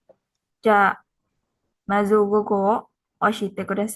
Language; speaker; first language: Japanese; non-native, learner; Indonesian